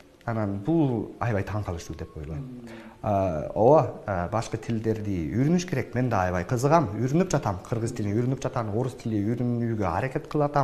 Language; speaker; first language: Kyrgyz; non-native, fluent; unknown